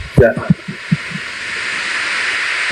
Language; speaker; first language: English; non-native, learner; Indonesian